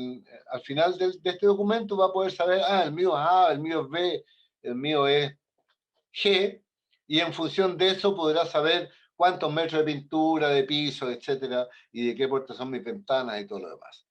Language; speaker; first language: Spanish; native; Spanish